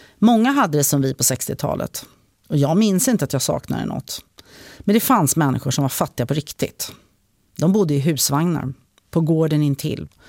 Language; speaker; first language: Swedish; early bilingual, other home language; French